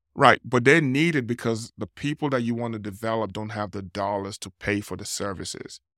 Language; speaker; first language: English; non-native, local second language; Yoruba